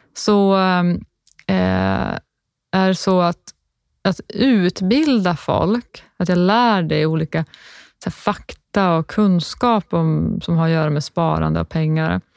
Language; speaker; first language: Swedish; native; Swedish